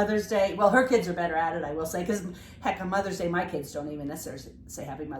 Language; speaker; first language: English; native; English